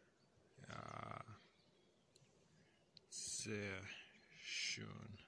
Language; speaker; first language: German; non-native, learner; Russian